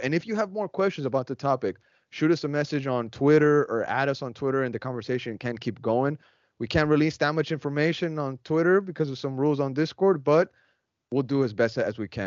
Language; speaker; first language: English; native; English